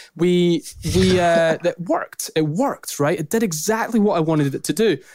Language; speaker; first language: English; native; English